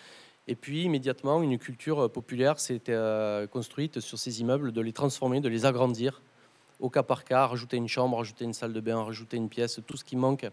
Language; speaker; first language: French; native; French